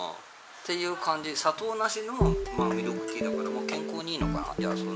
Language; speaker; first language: Japanese; native; Japanese